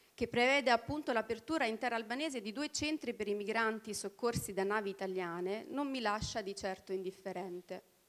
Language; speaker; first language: Italian; early bilingual, other home language; Albanian